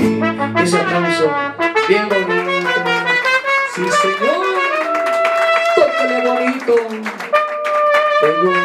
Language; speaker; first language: Spanish; native; Spanish